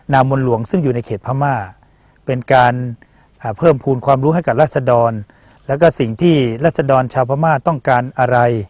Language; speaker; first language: Thai; native; Thai